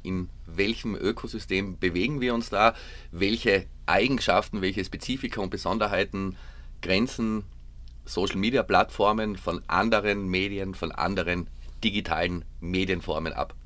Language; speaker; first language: German; native; German